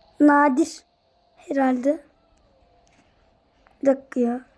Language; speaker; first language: Turkish; native; Turkish